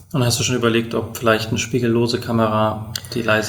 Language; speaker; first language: German; native; German